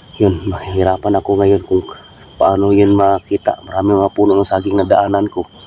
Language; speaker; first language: Filipino; non-native, local second language; Cebuano